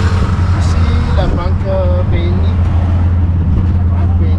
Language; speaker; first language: French; non-native, local second language; Malagasy